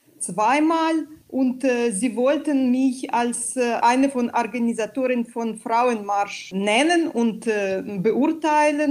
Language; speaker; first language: German; non-native, fluent; Belarusian